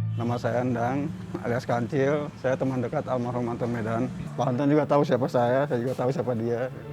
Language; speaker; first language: Indonesian; native; Indonesian